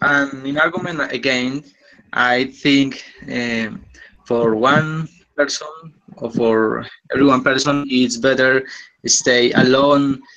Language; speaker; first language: English; non-native, learner; Spanish